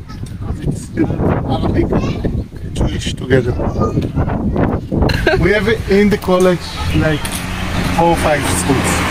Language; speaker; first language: English; non-native, learner; Hebrew